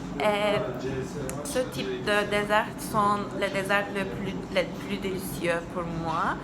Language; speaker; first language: French; non-native, learner; Turkish